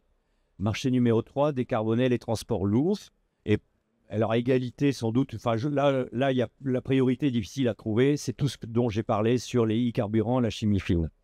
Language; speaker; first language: French; native; French